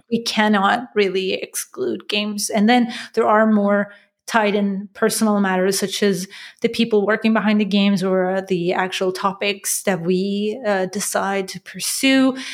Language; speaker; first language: English; non-native, fluent; Persian